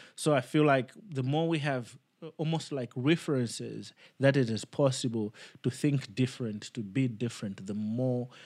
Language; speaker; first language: English; non-native, local second language; Nyanja